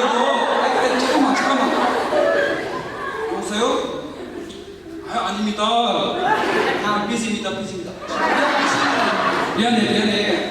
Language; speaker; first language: Korean; non-native, learner; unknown